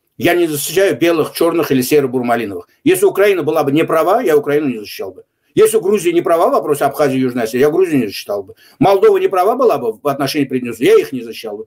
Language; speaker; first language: Russian; non-native, local second language; Azerbaijani